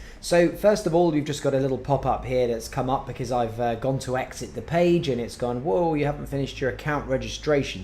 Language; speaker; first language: English; native; English